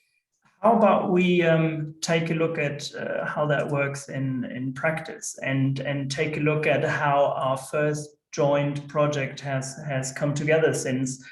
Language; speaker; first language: English; non-native, fluent; German